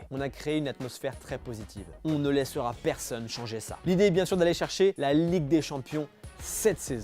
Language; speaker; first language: French; native; French